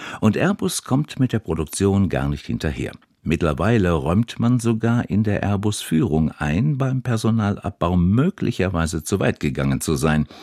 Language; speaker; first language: German; native; German